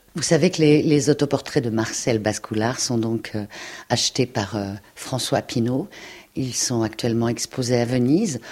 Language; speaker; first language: French; native; French